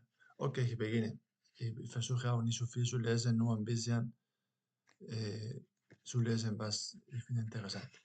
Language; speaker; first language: German; non-native, fluent; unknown